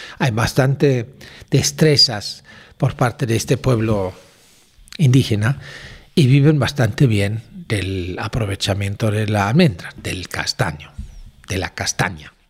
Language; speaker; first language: Spanish; non-native, fluent; German